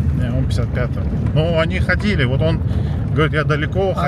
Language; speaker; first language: Russian; native; Russian